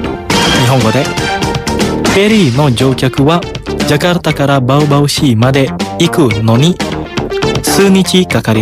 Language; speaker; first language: Japanese; non-native, fluent; Indonesian